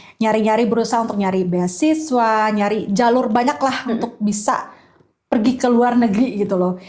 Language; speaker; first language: Indonesian; native; Indonesian